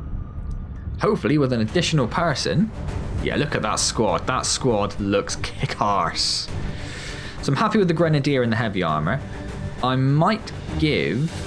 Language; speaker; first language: English; native; English